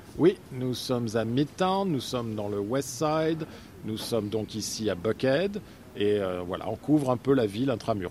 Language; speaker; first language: French; native; French